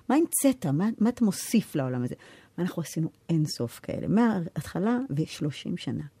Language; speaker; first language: Hebrew; early bilingual, heritage; Hebrew